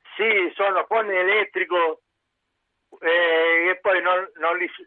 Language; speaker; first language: Italian; native; Italian